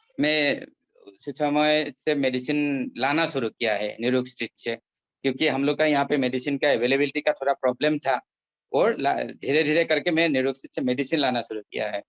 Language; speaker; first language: Hindi; non-native, local second language; Assamese